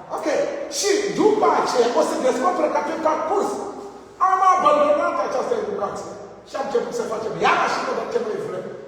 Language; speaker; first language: Romanian; non-native, learner; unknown